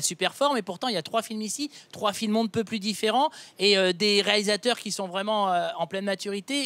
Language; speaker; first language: French; native; French